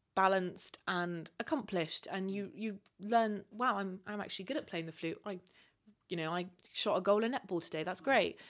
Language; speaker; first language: English; native; English